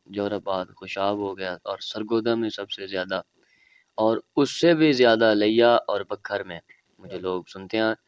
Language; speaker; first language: Urdu; non-native, local second language; Punjabi